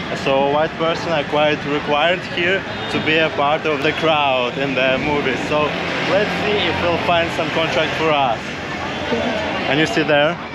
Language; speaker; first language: English; non-native, fluent; Russian